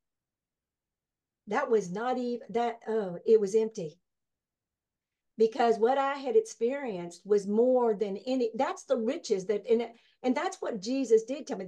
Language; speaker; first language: English; native; English